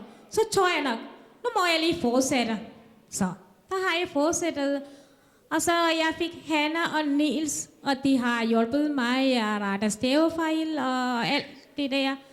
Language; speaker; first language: Danish; non-native, fluent; Tamil